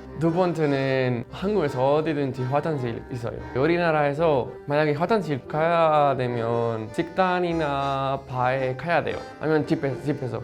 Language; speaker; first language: Korean; non-native, learner; Spanish